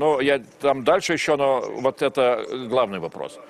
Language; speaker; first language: Russian; non-native, fluent; Lithuanian